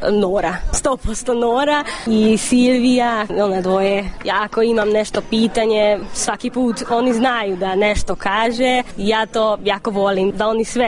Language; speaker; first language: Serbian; non-native, local second language; Hungarian